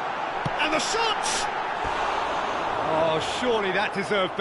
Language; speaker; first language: English; native; English